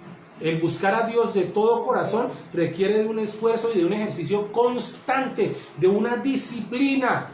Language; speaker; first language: Spanish; native; Spanish